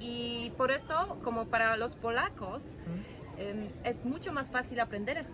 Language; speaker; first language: Spanish; non-native, fluent; Polish